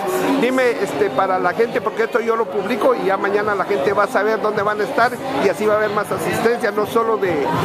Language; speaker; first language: Spanish; native; Spanish